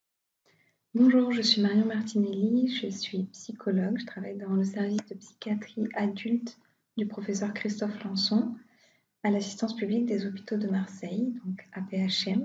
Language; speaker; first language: French; native; French